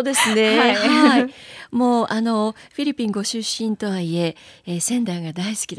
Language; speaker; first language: Japanese; native; Japanese